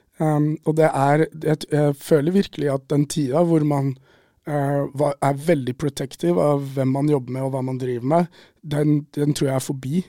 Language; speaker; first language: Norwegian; native; Norwegian